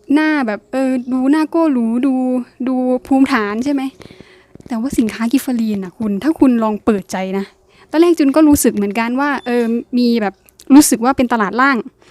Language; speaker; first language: Thai; native; Thai